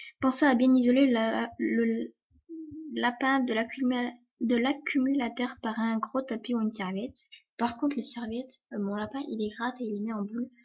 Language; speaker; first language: French; early bilingual, other home language; Polish